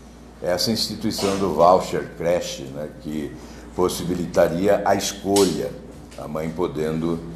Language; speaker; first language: Portuguese; native; Portuguese